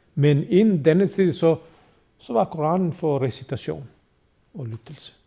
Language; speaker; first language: Danish; non-native, fluent; Bosnian